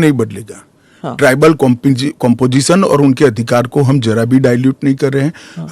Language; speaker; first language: Hindi; non-native, local second language; Gujarati